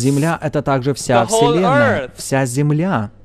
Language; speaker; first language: Russian; native; Russian